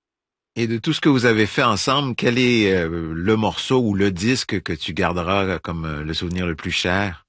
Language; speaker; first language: French; native; French